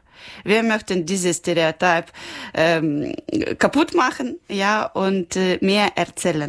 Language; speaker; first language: German; non-native, learner; Ukrainian